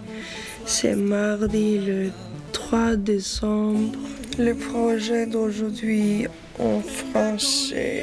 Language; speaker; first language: French; non-native, learner; Icelandic